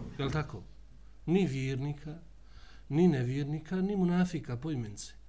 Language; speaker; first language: Bosnian; native; Bosnian